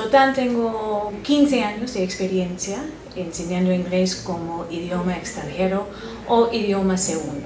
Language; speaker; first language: Spanish; non-native, fluent; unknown